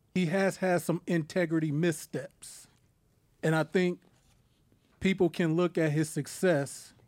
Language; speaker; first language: English; native; English